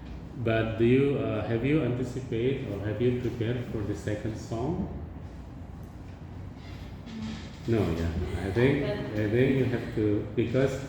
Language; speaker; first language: English; non-native, fluent; Indonesian